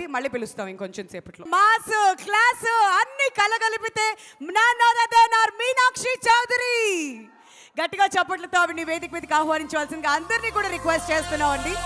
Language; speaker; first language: Telugu; native; Telugu